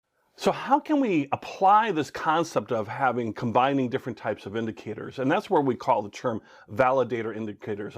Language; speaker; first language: English; native; English